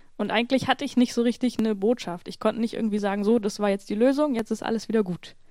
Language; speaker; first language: German; native; German